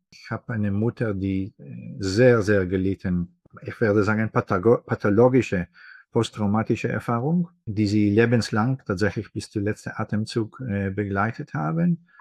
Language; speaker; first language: German; non-native, fluent; Hebrew